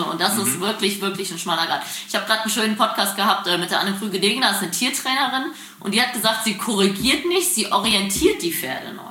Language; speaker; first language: German; native; German